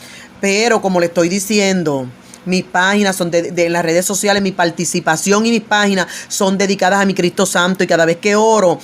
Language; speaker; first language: Spanish; native; Spanish